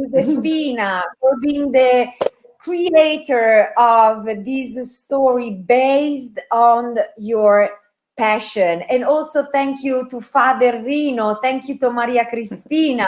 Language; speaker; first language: English; non-native, fluent; Italian